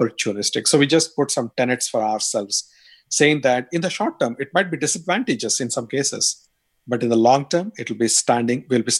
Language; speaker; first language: English; non-native, local second language; Tamil